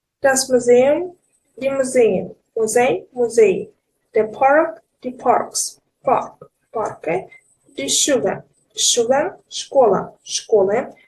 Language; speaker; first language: German; non-native, learner; Ukrainian